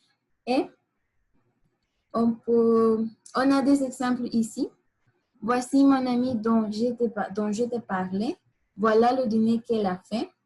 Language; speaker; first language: French; non-native, learner; Spanish